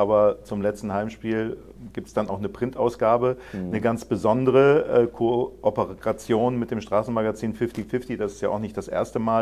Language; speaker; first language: German; native; German